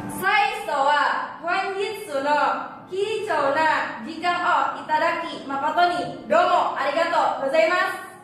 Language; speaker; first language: Japanese; non-native, learner; Indonesian